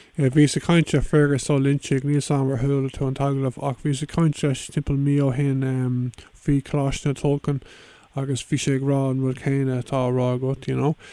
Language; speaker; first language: Irish; native; Irish